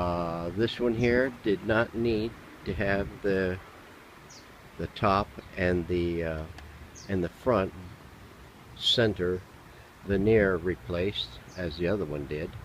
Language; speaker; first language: English; native; English